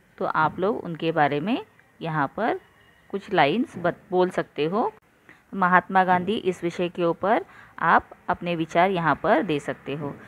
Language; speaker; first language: Hindi; non-native, local second language; Marathi